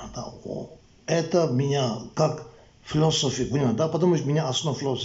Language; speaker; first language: Russian; non-native, learner; Tibetan